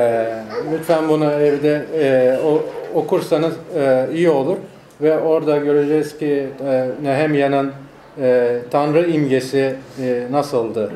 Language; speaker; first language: Turkish; native; Turkish